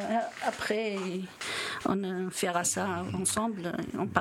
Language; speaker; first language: French; non-native, learner; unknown